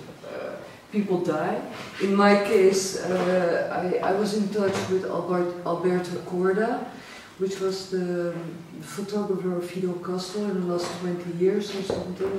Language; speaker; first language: English; non-native, fluent; Dutch